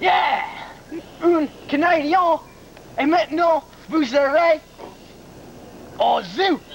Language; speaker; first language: French; non-native, learner; English